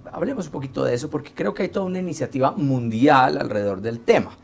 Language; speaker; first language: Spanish; native; Spanish